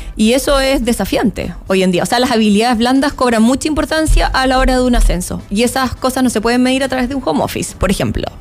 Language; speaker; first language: Spanish; native; Spanish